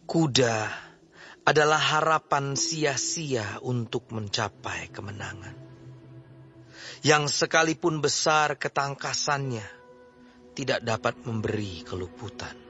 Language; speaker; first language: Indonesian; native; Indonesian